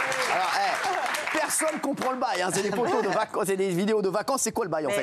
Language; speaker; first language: French; native; French